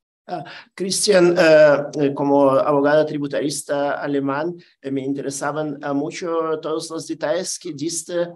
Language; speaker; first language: Spanish; non-native, fluent; German